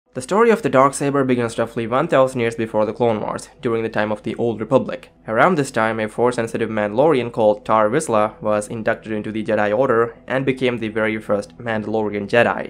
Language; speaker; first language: English; native; English